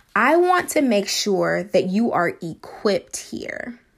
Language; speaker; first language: English; native; English